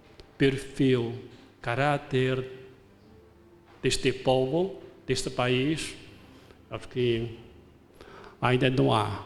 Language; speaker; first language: Portuguese; non-native, fluent; Chinese